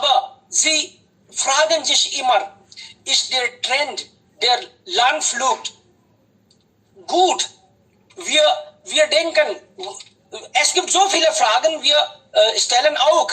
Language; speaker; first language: German; non-native, fluent; Hindi